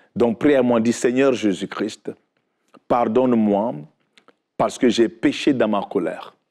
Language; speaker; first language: French; non-native, local second language; Fula